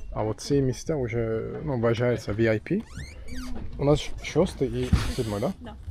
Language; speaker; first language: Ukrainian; non-native, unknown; Turkish